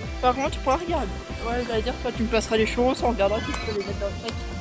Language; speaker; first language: French; native; French